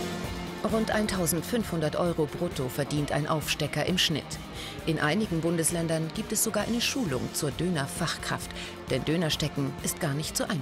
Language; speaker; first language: German; native; German